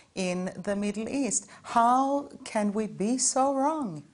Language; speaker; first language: English; non-native, fluent; Norwegian